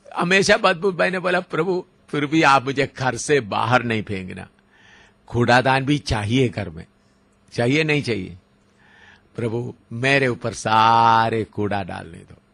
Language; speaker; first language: Hindi; non-native, local second language; Malayalam